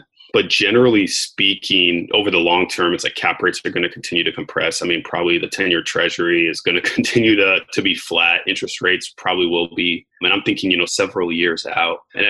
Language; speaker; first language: English; native; English